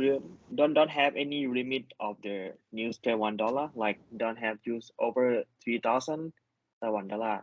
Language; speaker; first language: English; non-native, learner; Thai